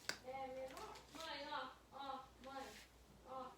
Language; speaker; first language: Portuguese; native; Portuguese